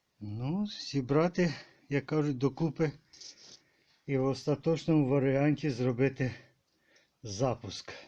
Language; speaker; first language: Ukrainian; native; Ukrainian